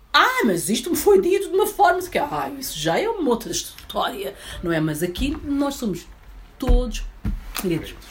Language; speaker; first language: Portuguese; early bilingual, other home language; Upper Guinea Crioulo